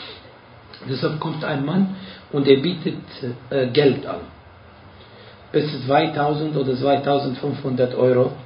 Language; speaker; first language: German; non-native, fluent; Arabic